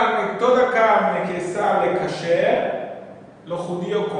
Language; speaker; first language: Spanish; non-native, fluent; Portuguese